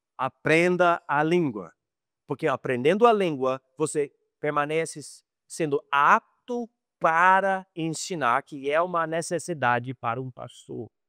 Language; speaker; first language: Portuguese; non-native, fluent; English